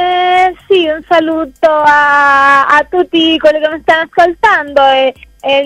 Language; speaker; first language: Italian; non-native, fluent; Spanish